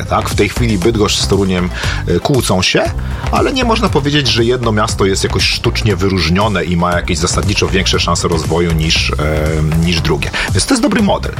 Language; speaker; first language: Polish; native; Polish